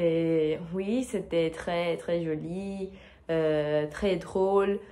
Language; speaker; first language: French; non-native, fluent; Portuguese